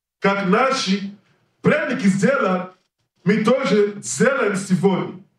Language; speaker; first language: Russian; non-native, learner; English